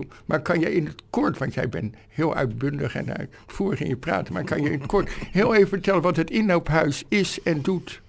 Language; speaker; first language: Dutch; native; Dutch